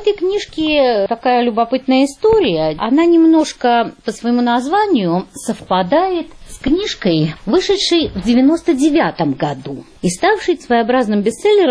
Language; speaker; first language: Russian; native; Russian